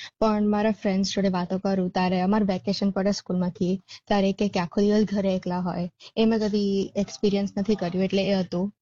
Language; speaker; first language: Gujarati; early bilingual, heritage; Gujarati